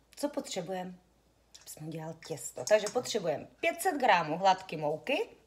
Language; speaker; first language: Czech; early bilingual, heritage; Russian